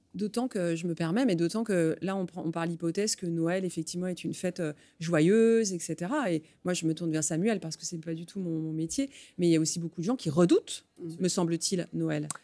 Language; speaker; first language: French; native; French